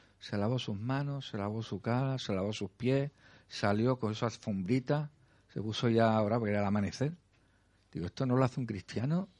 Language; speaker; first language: Spanish; native; Spanish